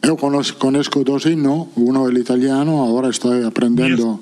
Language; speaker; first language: Portuguese; non-native, fluent; Italian